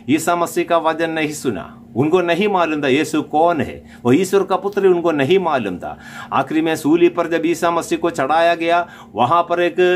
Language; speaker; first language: Hindi; non-native, local second language; Malayalam